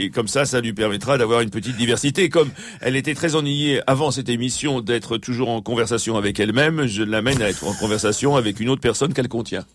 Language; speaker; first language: French; native; French